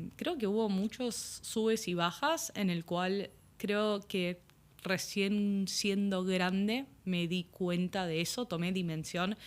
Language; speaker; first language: Spanish; early bilingual, other home language; English